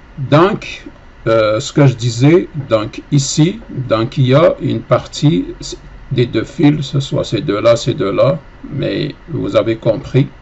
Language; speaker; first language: French; native; French